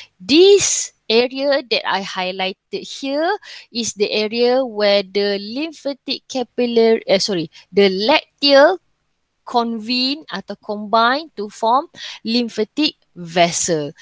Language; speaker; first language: English; non-native, local second language; Malay